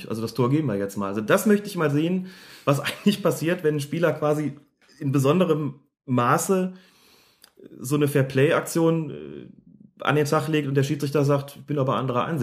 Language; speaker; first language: German; native; German